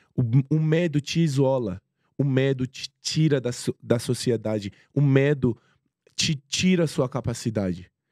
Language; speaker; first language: Portuguese; non-native, fluent; Persian